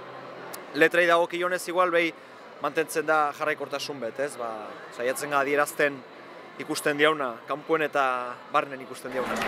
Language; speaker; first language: Basque; native; Basque